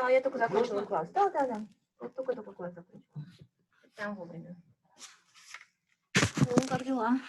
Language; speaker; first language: Russian; native; Russian